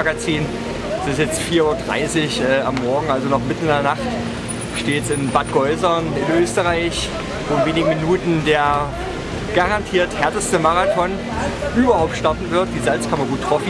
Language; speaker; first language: German; native; German